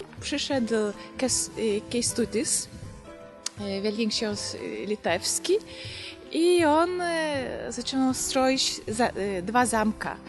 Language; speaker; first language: Polish; non-native, learner; Russian